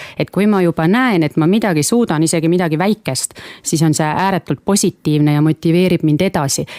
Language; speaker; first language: Estonian; native; Estonian